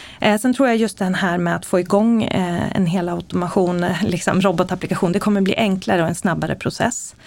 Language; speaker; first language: Swedish; native; Swedish